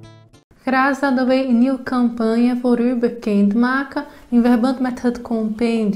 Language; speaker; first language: Dutch; non-native, fluent; Portuguese